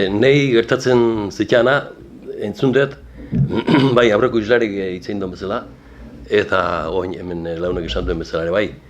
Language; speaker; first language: Basque; native; Basque